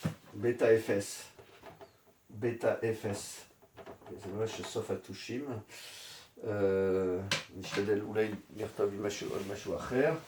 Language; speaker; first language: Hebrew; non-native, fluent; French